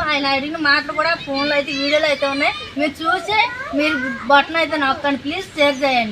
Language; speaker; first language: Telugu; native; Telugu